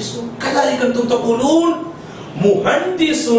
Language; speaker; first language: Arabic; non-native, fluent; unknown